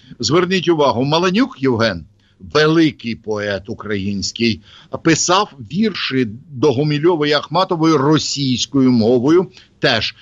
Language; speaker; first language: Ukrainian; non-native, local second language; Russian